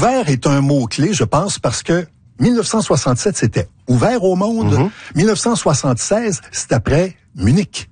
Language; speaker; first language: French; native; French